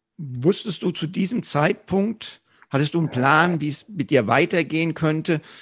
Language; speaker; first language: German; native; German